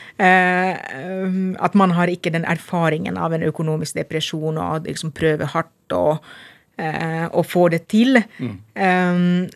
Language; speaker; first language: Norwegian; non-native, fluent; Finnish